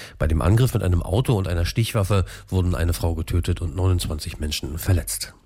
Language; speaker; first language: German; native; German